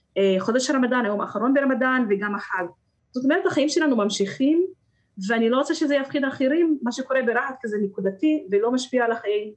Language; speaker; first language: Hebrew; non-native, local second language; Arabic